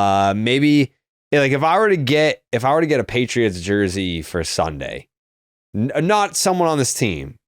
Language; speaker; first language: English; native; English